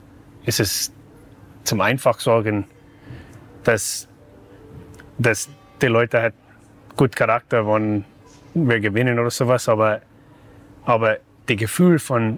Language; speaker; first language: German; non-native, learner; English